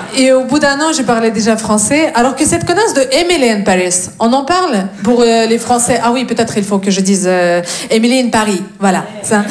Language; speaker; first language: French; non-native, fluent; Russian